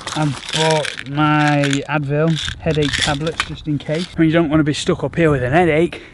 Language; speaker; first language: English; native; English